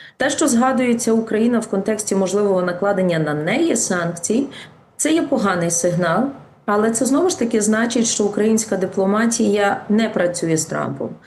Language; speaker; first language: Ukrainian; native; Ukrainian